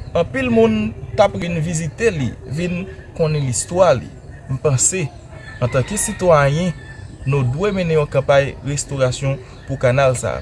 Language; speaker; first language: Haitian Creole; native; Haitian Creole